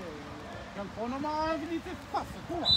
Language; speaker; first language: Swedish; non-native, local second language; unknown